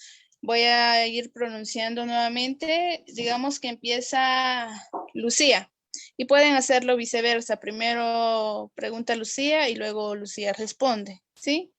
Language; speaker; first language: Spanish; non-native, local second language; Kaqchikel